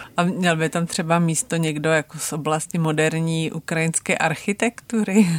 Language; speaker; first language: Czech; native; Czech